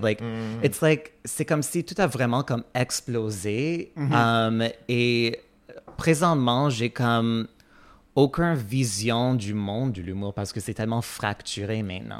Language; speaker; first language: French; non-native, fluent; English